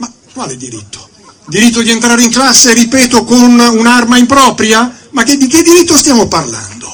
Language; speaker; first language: Italian; native; Italian